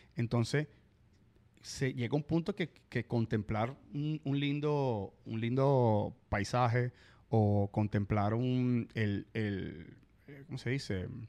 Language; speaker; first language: Spanish; native; Spanish